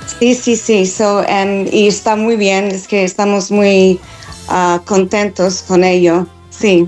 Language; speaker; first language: Spanish; non-native, fluent; English